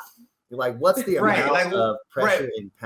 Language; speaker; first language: English; native; English